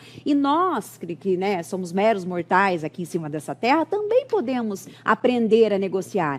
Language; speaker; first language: Portuguese; native; Portuguese